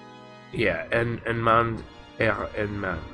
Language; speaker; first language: Danish; non-native, learner; English